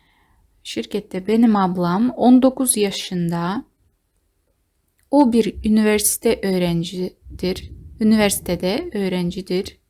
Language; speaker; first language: Turkish; non-native, fluent; Kazakh